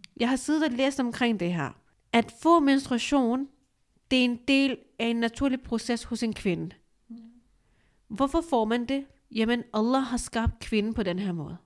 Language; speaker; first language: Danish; early bilingual, other home language; Urdu